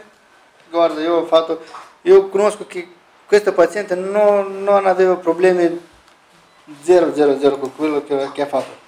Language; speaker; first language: Italian; non-native, fluent; Romanian